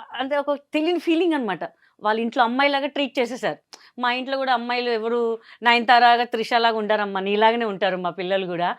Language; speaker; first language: Telugu; non-native, local second language; Hindi